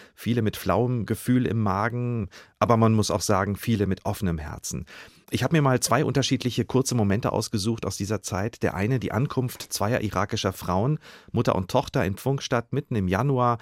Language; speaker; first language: German; native; German